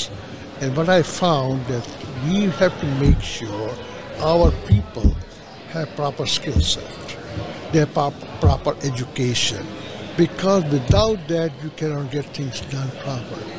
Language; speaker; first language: English; native; English